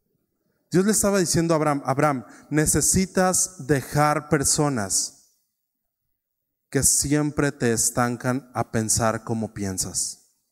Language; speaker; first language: Spanish; native; Spanish